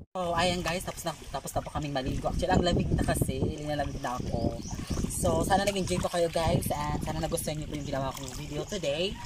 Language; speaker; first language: Filipino; non-native, local second language; Bikol